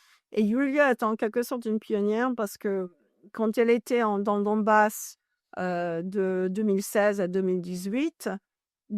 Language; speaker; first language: French; non-native, fluent; English